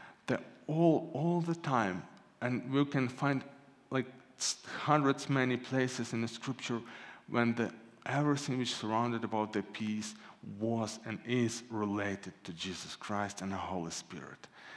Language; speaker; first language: English; non-native, fluent; Ukrainian